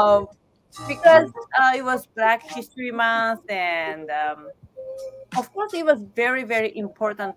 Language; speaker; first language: English; non-native, fluent; Japanese